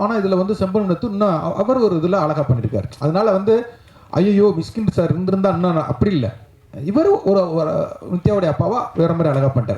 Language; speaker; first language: Tamil; native; Tamil